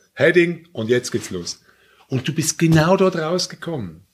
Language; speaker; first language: German; native; German